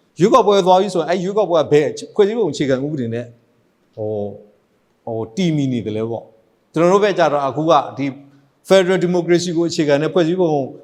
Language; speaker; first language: Burmese; non-native, local second language; S'gaw Karen